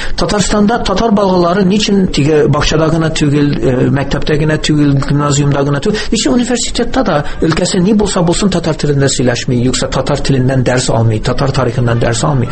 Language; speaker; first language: Tatar; early bilingual, heritage; Tatar